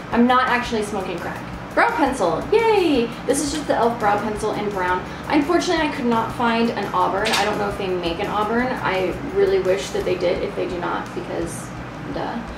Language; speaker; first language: English; native; English